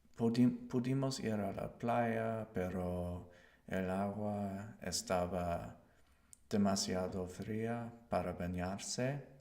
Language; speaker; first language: Spanish; non-native, learner; English